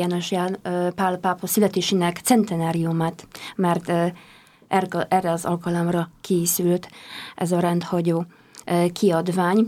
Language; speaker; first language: Hungarian; non-native, fluent; Polish